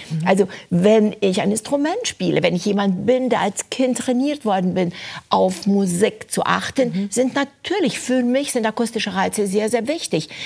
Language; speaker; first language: German; non-native, fluent; Romanian